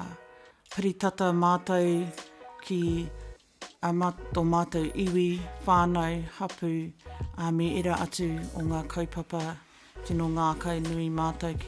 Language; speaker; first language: Māori; non-native, local second language; English